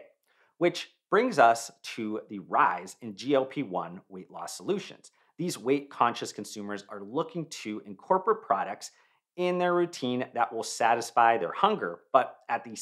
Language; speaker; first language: English; native; English